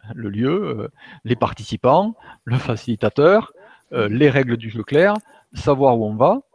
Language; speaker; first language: French; native; French